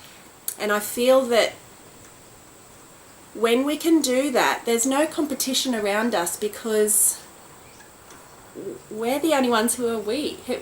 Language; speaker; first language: English; native; English